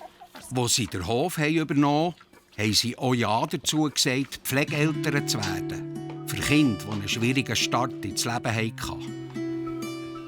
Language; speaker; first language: German; native; German